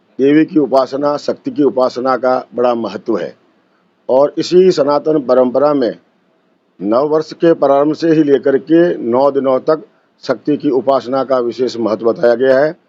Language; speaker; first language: Hindi; native; Hindi